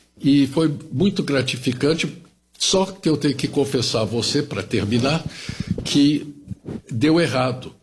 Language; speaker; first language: Portuguese; early bilingual, other home language; German